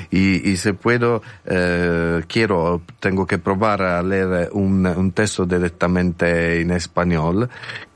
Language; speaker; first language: Spanish; non-native, learner; Italian